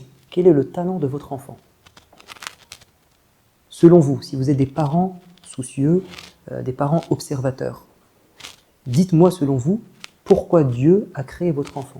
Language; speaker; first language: French; native; French